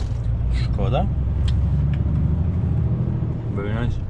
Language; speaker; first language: English; non-native, learner; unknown